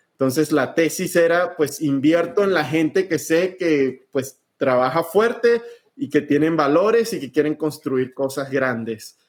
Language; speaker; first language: Spanish; native; Spanish